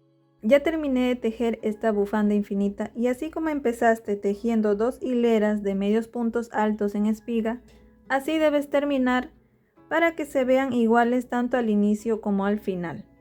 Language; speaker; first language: Spanish; native; Spanish